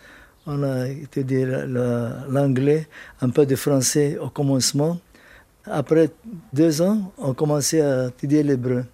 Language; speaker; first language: French; non-native, learner; Arabic